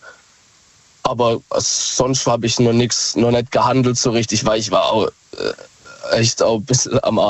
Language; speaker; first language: German; native; German